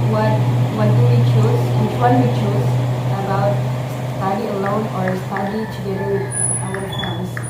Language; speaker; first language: English; non-native, learner; Indonesian